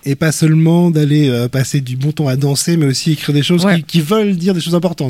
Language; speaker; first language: French; native; French